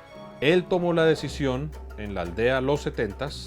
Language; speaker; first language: Spanish; native; Spanish